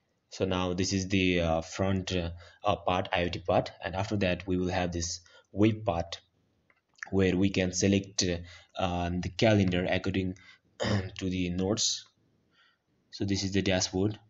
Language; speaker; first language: English; non-native, fluent; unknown